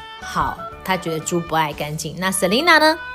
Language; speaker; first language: Chinese; native; Chinese